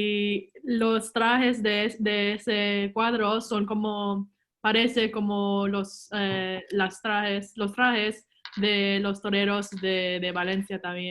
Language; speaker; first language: Spanish; non-native, learner; English